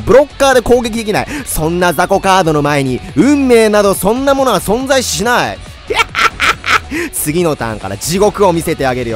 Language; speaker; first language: Japanese; native; Japanese